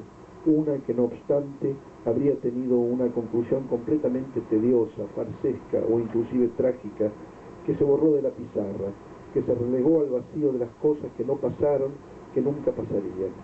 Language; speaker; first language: Spanish; native; Spanish